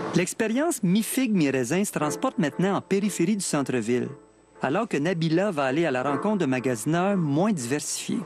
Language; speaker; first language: French; native; French